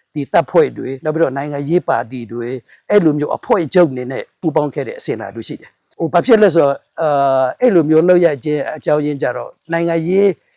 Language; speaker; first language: Burmese; non-native, local second language; Mon